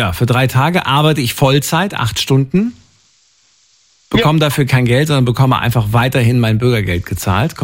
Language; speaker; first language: German; native; German